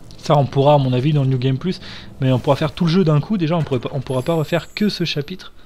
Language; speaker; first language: French; native; French